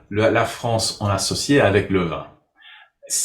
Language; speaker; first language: French; non-native, learner; English